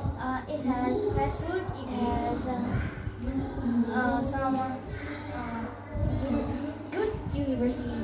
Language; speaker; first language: English; non-native, learner; Vietnamese